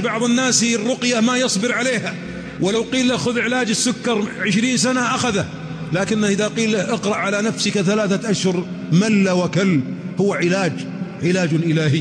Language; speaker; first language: Arabic; native; Arabic